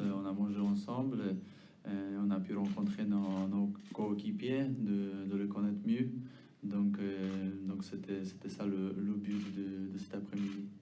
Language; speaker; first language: French; non-native, fluent; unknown